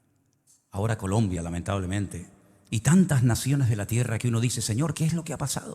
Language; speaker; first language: Spanish; native; Spanish